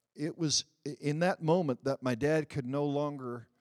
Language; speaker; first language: English; early bilingual, other home language; Dutch